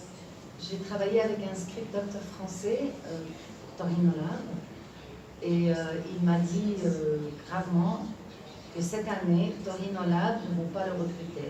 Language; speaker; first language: French; non-native, local second language; Arabic